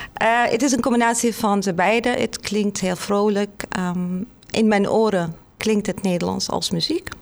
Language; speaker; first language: Dutch; non-native, fluent; Arabic